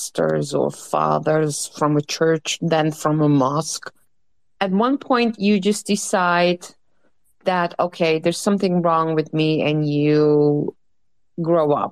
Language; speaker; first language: English; non-native, fluent; Dutch